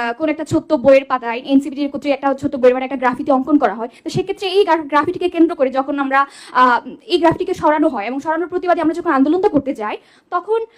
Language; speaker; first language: Bangla; non-native, local second language; Chakma